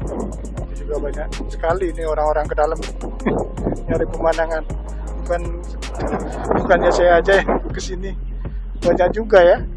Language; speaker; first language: Indonesian; non-native, local second language; Balinese